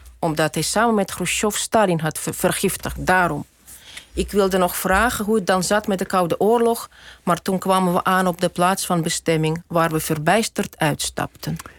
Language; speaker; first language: Dutch; non-native, fluent; Russian